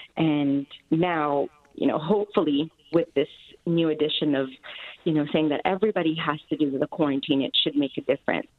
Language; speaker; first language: English; native; English